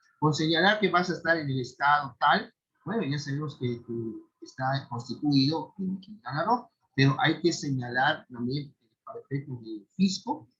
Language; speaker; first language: Spanish; native; Spanish